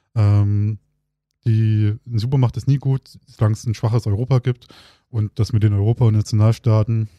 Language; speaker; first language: German; native; German